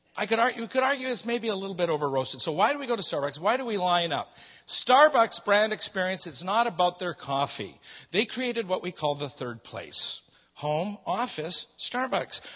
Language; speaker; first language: English; native; English